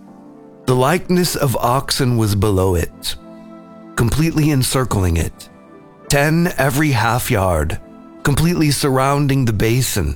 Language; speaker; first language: English; native; English